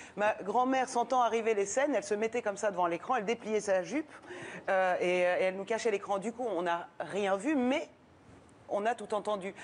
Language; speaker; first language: French; early bilingual, other home language; Persian